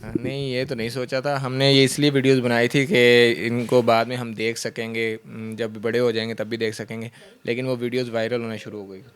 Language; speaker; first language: Urdu; non-native, local second language; Punjabi